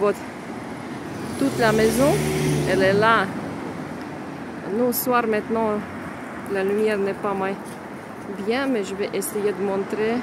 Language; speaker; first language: French; non-native, fluent; Russian